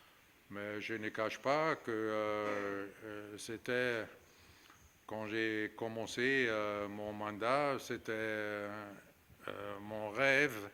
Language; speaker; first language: French; non-native, fluent; German